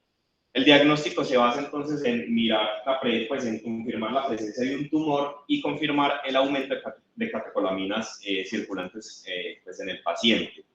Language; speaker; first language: Spanish; native; Spanish